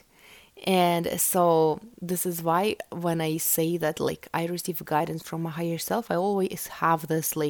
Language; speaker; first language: English; non-native, fluent; Russian